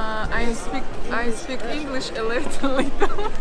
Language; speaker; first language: English; non-native, learner; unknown